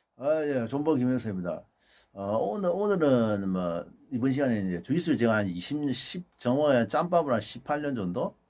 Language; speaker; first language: Korean; native; Korean